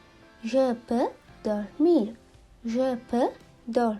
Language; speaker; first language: French; non-native, fluent; Sinhala